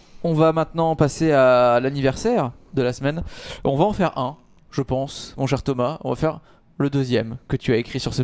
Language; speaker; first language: French; native; French